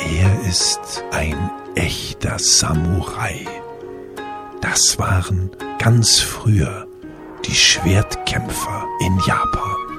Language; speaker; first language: German; native; German